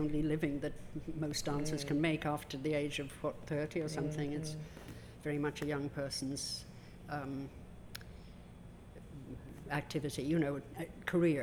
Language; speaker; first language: English; native; English